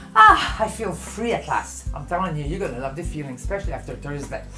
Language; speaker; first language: English; non-native, fluent; French